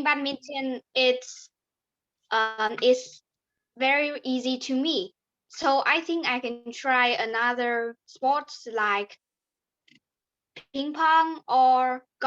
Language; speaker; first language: English; non-native, learner; Vietnamese